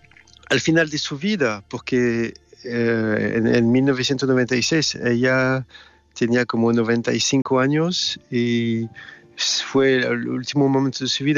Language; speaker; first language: Spanish; non-native, learner; French